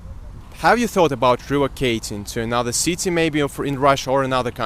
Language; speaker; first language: English; non-native, fluent; Russian